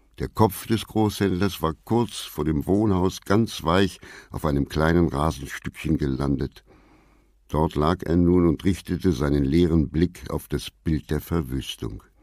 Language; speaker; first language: German; native; German